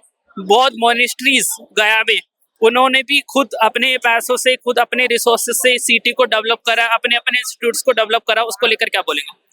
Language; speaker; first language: Hindi; native; Hindi